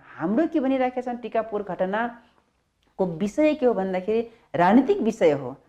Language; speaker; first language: Nepali; non-native, local second language; Dangaura Tharu